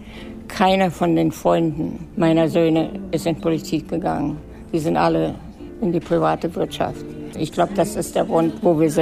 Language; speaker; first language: German; native; German